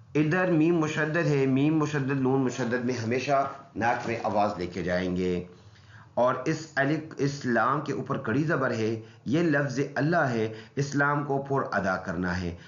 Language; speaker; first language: Urdu; non-native, local second language; Pashto